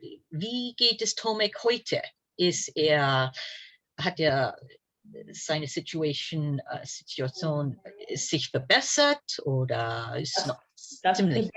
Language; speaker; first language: German; early bilingual, heritage; German